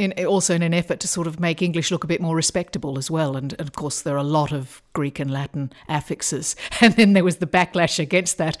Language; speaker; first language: English; native; English